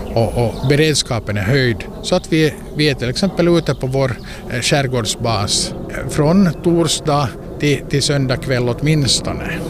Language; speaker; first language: Swedish; native; Swedish